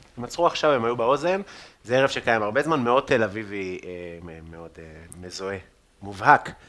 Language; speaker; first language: Hebrew; native; Hebrew